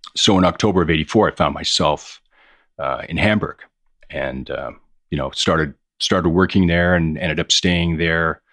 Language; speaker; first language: English; native; English